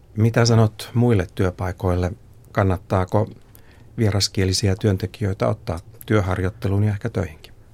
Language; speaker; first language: Finnish; native; Finnish